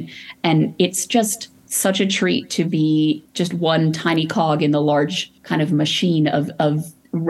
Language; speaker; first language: English; native; English